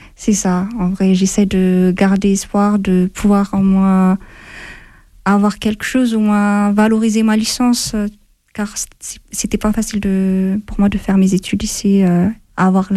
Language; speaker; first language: French; non-native, fluent; Amharic